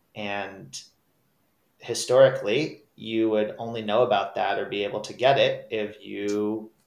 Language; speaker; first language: English; native; English